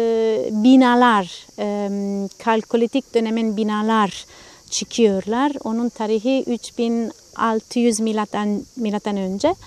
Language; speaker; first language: Turkish; non-native, fluent; Italian